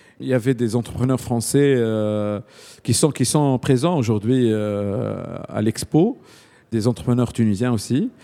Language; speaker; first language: French; non-native, local second language; Arabic